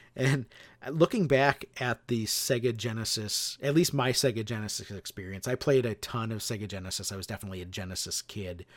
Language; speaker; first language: English; native; English